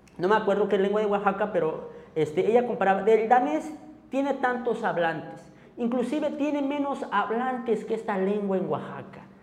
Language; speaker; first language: Spanish; non-native, local second language; Tzotzil